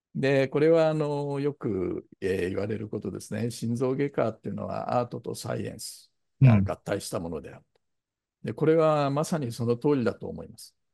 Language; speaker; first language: Japanese; native; Japanese